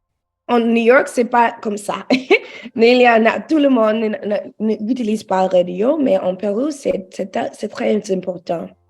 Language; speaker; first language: French; non-native, learner; English